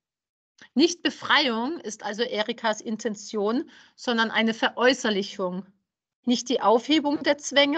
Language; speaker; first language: German; native; German